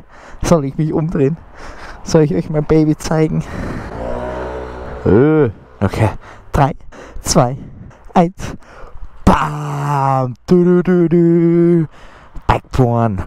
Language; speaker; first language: German; native; German